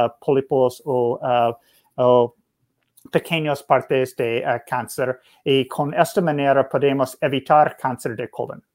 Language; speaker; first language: Spanish; non-native, learner; English